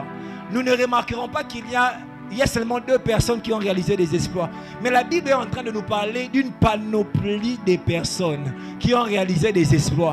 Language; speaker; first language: French; non-native, local second language; Lingala